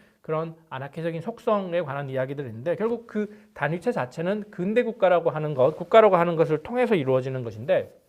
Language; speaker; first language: Korean; native; Korean